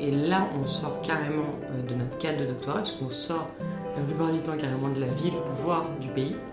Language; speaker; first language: French; native; French